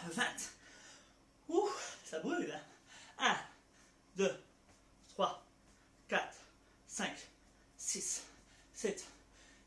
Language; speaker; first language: French; native; French